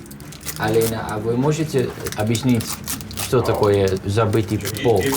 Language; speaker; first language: Russian; non-native, fluent; Dutch